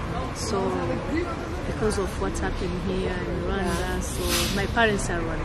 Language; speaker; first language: English; non-native, local second language; Kinyarwanda